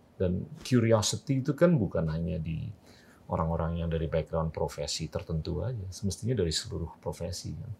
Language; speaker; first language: Indonesian; native; Indonesian